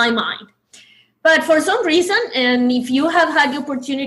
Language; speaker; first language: English; non-native, fluent; Spanish